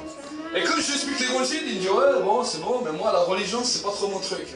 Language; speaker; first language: French; native; French